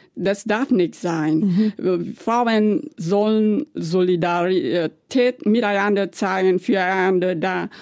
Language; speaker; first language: German; non-native, fluent; Vietnamese